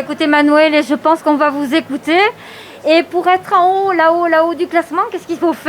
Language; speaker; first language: French; native; French